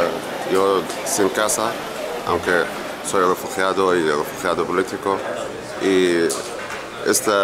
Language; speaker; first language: Spanish; non-native, learner; Arabic